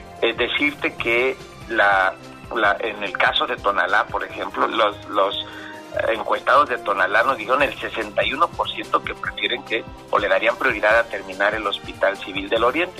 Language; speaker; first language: Spanish; native; Spanish